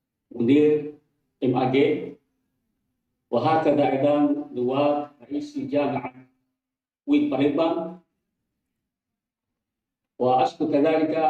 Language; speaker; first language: Arabic; non-native, fluent; Indonesian